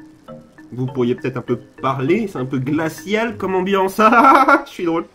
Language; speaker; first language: French; native; French